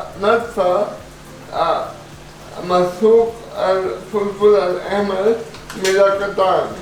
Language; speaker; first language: Arabic; non-native, learner; Urdu